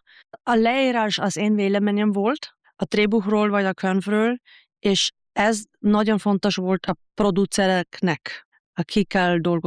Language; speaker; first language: Hungarian; non-native, fluent; German